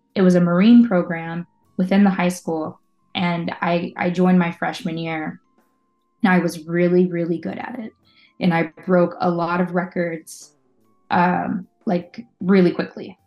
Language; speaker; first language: English; native; English